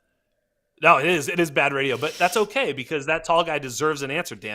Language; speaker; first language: English; native; English